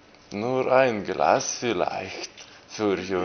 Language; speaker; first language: German; non-native, learner; Lithuanian